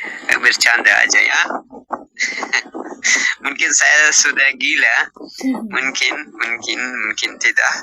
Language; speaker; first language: Indonesian; non-native, learner; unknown